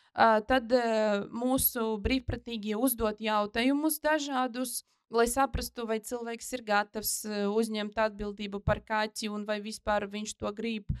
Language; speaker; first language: Latvian; non-native, local second language; Russian